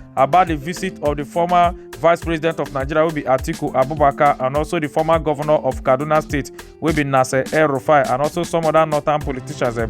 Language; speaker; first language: Nigerian Pidgin; native; Nigerian Pidgin